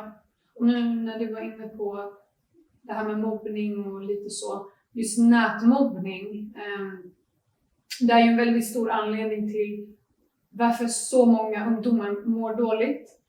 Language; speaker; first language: Swedish; native; Swedish